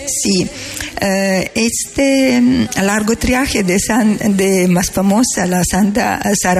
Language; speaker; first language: Spanish; non-native, learner; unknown